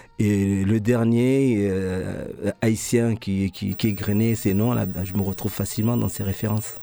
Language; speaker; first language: French; early bilingual, other home language; Ngazidja Comorian